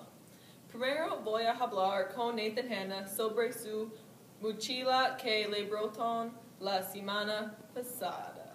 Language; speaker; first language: Spanish; non-native, learner; English